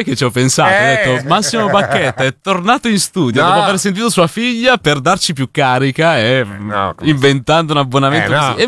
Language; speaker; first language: Italian; native; Italian